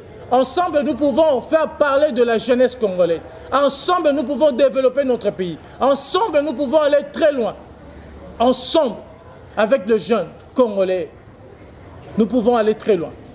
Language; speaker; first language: French; non-native, local second language; Lingala